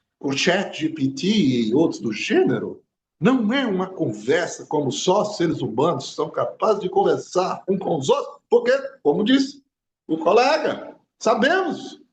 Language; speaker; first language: Portuguese; native; Portuguese